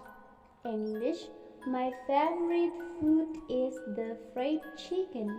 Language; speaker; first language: English; non-native, local second language; Khasi